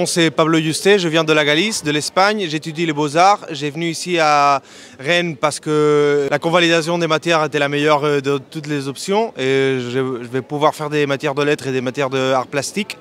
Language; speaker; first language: French; non-native, learner; Spanish